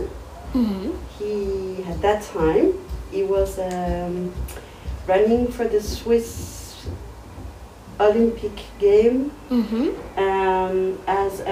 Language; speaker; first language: English; non-native, learner; French